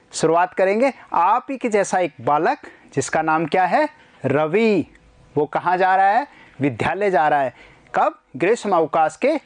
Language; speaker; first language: Hindi; native; Hindi